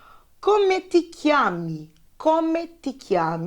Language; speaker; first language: Italian; non-native, fluent; Portuguese